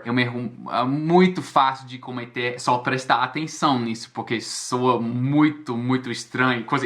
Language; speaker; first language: Portuguese; non-native, fluent; English